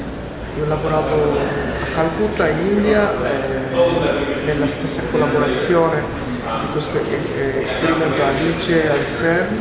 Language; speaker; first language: Italian; non-native, fluent; Bangla